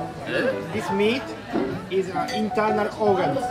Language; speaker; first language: English; non-native, learner; Japanese